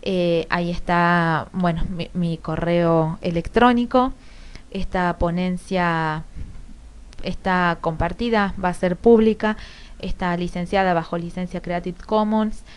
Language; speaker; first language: Spanish; native; Spanish